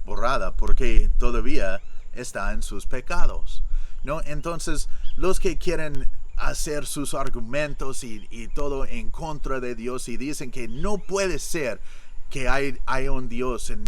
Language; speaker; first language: Spanish; non-native, fluent; English